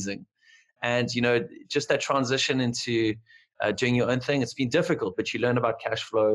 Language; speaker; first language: English; native; English